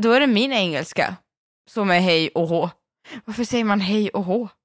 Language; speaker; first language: Swedish; native; Swedish